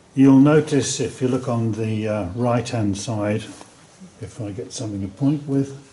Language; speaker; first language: English; native; English